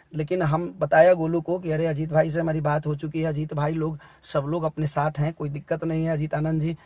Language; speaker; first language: Hindi; native; Hindi